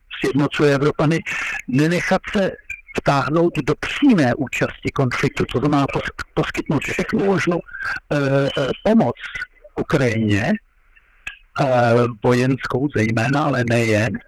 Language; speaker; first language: Czech; non-native, fluent; French